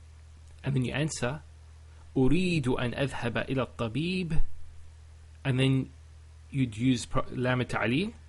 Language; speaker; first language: Arabic; non-native, learner; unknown